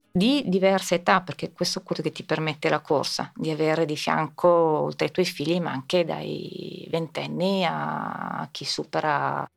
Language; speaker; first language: Italian; native; Italian